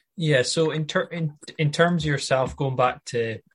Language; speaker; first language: English; native; English